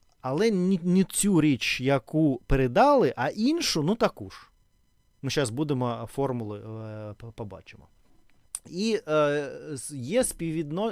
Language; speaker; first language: Ukrainian; non-native, learner; Russian